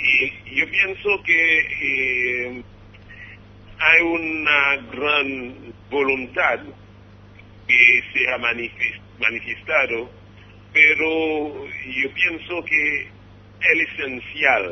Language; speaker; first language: Spanish; non-native, fluent; Haitian Creole